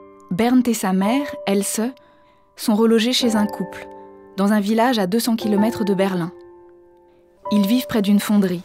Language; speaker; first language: French; native; French